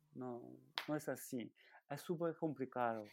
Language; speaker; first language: Spanish; non-native, learner; French